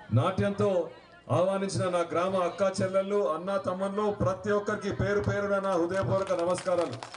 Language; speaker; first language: Telugu; native; Telugu